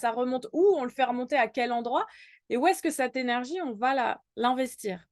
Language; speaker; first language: French; native; French